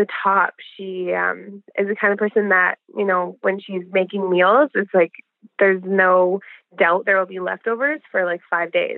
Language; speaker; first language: English; native; English